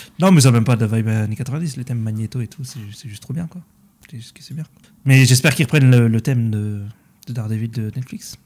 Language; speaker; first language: French; native; French